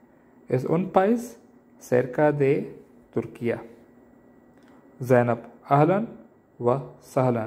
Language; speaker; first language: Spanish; non-native, learner; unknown